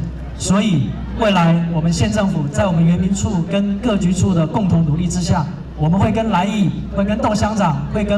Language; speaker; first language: Chinese; native; Chinese